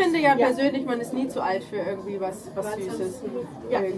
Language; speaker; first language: German; native; German